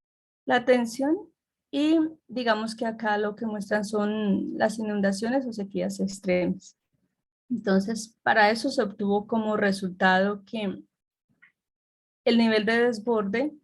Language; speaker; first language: Spanish; native; Spanish